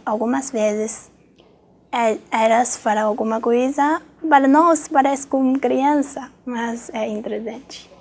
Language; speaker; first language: Portuguese; non-native, learner; Chinese